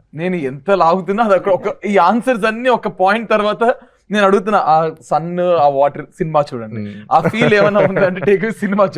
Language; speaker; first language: Telugu; native; Telugu